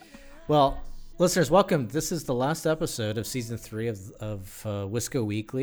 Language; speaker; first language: English; native; English